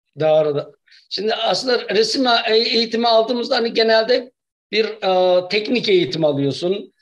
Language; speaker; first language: Turkish; native; Turkish